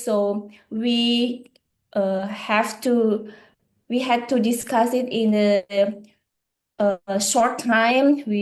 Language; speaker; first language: English; non-native, learner; Indonesian